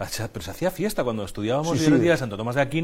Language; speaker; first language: Spanish; native; Spanish